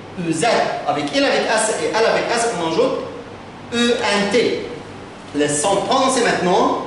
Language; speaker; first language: French; non-native, fluent; Arabic